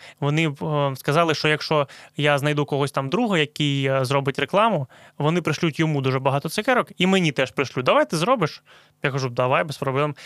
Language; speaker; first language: Ukrainian; non-native, local second language; Russian